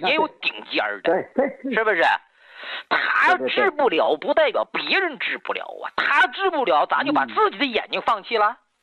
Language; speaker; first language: Chinese; native; Chinese